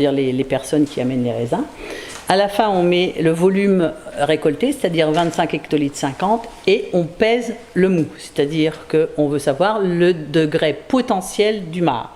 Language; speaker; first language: French; native; French